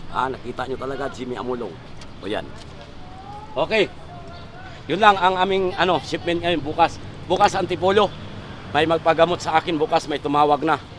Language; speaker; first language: Filipino; native; Filipino